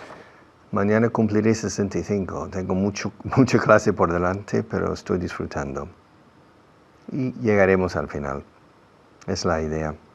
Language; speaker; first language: Spanish; non-native, fluent; English